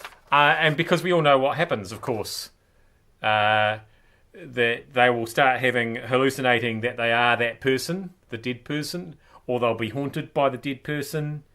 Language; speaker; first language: English; native; English